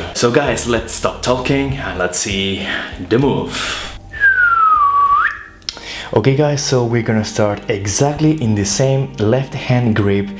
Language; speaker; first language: English; non-native, fluent; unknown